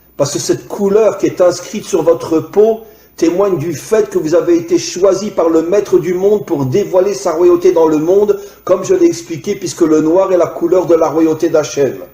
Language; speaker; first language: French; native; French